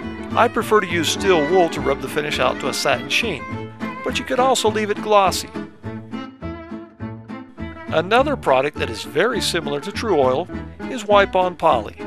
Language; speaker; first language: English; native; English